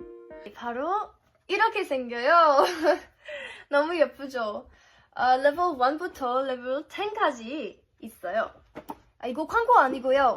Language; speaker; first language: Korean; non-native, fluent; English